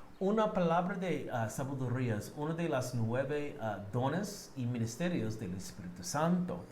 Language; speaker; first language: Spanish; non-native, learner; English